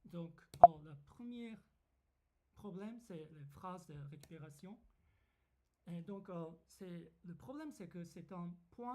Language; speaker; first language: French; non-native, fluent; Japanese